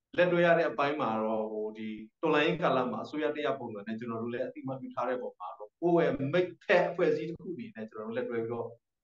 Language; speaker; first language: Burmese; non-native, local second language; S'gaw Karen